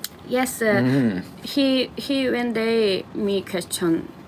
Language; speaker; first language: English; non-native, learner; Korean